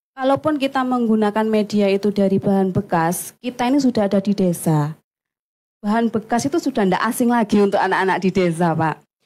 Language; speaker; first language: Indonesian; non-native, local second language; Javanese